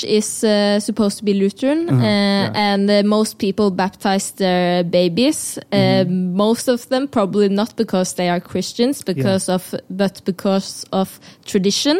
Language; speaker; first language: English; non-native, fluent; Norwegian